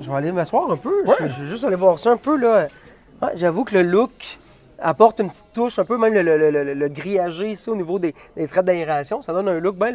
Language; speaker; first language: French; native; French